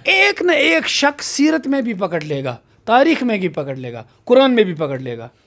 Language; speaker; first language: Urdu; non-native, local second language; Kashmiri